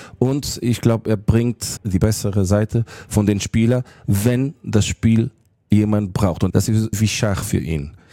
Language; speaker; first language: German; non-native, fluent; Portuguese